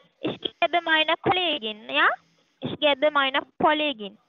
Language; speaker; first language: German; non-native, learner; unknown